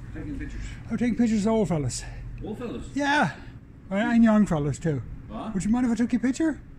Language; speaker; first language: English; native; English